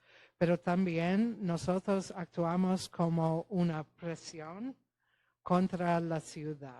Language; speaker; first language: Spanish; non-native, fluent; Polish